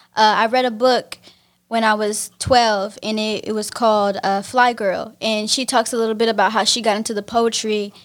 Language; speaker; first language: English; native; English